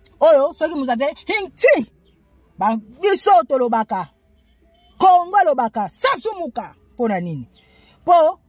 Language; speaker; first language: Lingala; non-native, local second language; Kongo